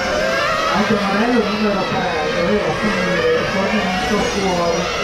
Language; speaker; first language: Italian; native; Italian